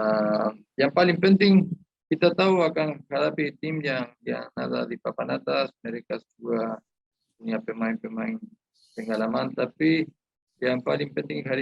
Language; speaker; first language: Indonesian; non-native, fluent; Spanish